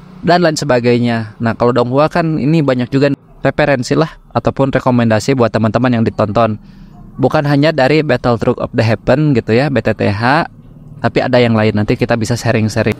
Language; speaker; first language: Indonesian; native; Indonesian